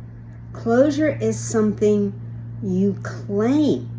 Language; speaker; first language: English; native; English